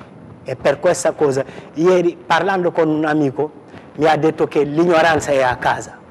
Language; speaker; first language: Italian; non-native, fluent; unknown